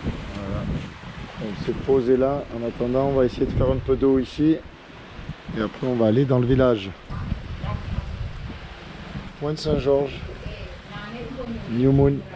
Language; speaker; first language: French; native; French